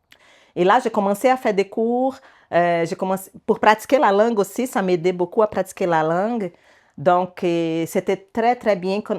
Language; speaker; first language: French; non-native, learner; Portuguese